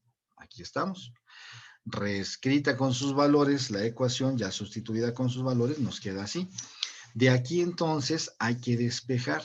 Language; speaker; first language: Spanish; native; Spanish